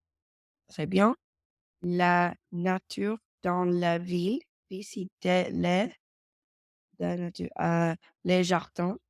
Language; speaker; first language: French; non-native, learner; English